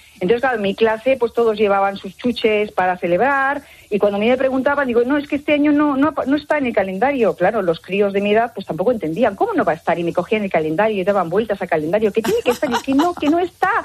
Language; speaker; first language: Spanish; native; Spanish